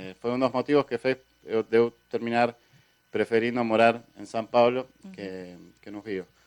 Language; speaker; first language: Portuguese; non-native, fluent; Spanish